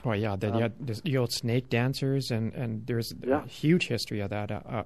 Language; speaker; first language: English; native; English